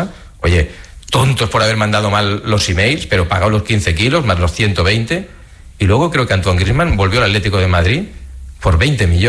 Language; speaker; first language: Spanish; native; Spanish